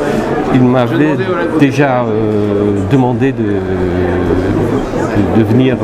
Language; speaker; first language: French; non-native, fluent; Dutch